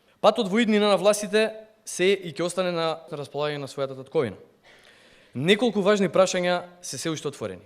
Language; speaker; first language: Macedonian; non-native, local second language; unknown